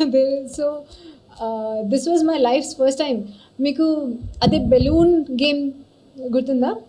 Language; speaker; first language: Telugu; non-native, learner; Hindi